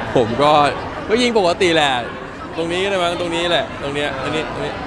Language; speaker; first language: Thai; native; Thai